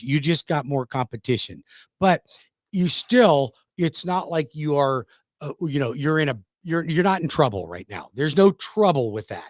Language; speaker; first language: English; native; English